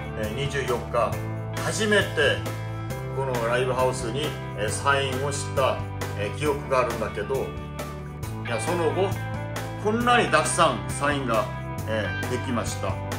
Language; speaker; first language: Japanese; non-native, fluent; Korean